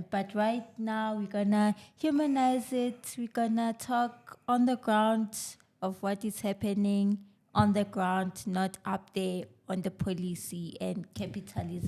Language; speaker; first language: English; non-native, local second language; Zulu